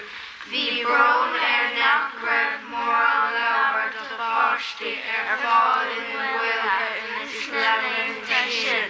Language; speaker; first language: Irish; non-native, local second language; English